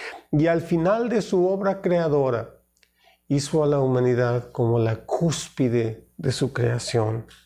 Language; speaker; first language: Spanish; native; Spanish